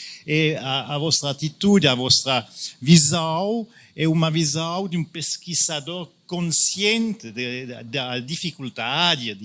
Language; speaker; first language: Portuguese; non-native, learner; French